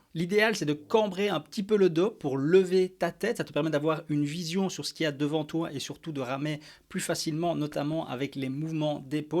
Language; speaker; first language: French; native; French